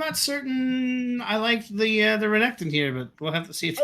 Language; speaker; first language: English; native; English